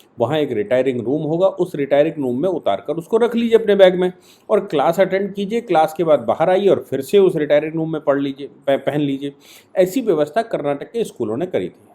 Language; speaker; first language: Hindi; native; Hindi